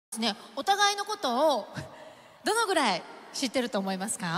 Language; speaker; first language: Japanese; native; Japanese